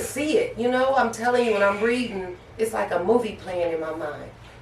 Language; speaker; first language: English; native; English